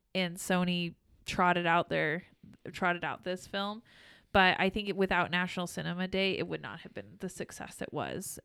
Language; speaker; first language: English; native; English